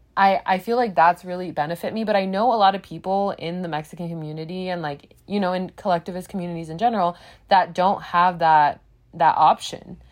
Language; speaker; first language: English; native; English